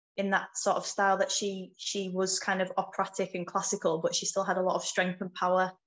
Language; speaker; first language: English; native; English